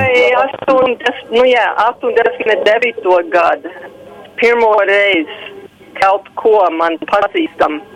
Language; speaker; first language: Latvian; non-native, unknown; English